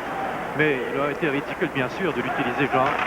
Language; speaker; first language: French; native; French